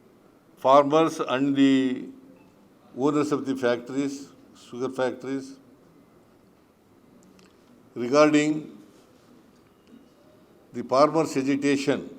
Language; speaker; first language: English; non-native, local second language; Kannada